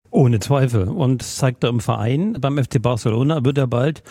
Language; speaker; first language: German; native; German